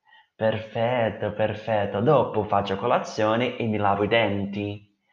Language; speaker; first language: Italian; non-native, fluent; Portuguese